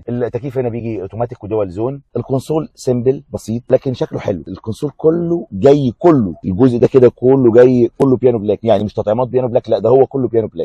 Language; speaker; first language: Arabic; native; Arabic